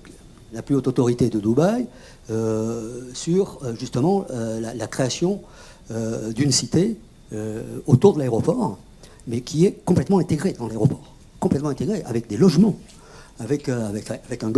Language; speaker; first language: French; native; French